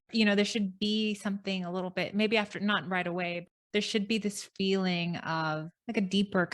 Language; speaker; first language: English; native; English